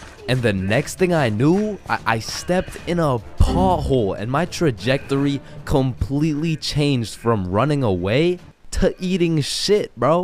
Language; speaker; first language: English; native; English